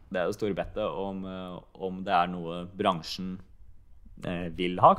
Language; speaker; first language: Norwegian; early bilingual, other home language; Hungarian